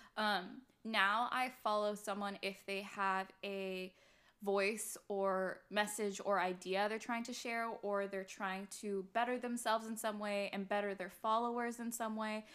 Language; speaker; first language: English; early bilingual, other home language; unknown